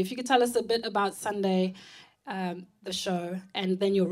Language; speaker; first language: English; non-native, local second language; Shona